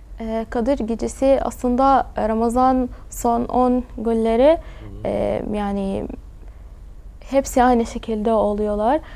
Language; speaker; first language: Turkish; early bilingual, other home language; Arabic